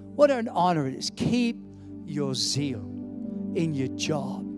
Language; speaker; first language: English; native; English